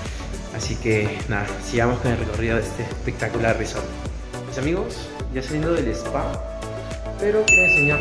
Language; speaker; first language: Spanish; native; Spanish